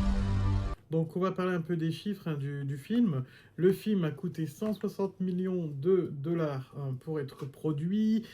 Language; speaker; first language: French; native; French